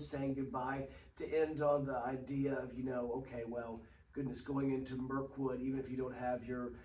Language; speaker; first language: English; native; English